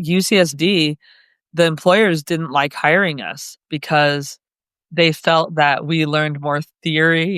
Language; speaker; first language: English; native; English